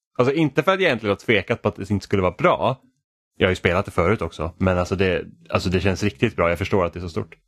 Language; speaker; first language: Swedish; native; Swedish